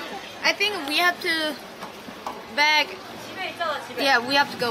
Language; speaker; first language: English; non-native, learner; Korean